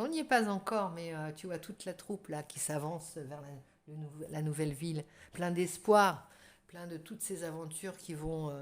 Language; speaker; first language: French; native; French